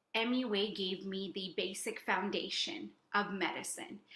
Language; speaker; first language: English; native; English